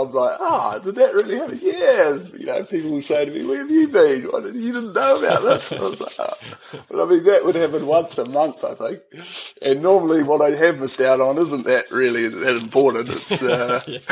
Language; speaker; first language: English; native; English